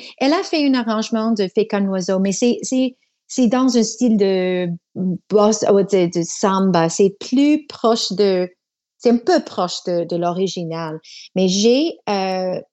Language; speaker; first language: French; non-native, learner; English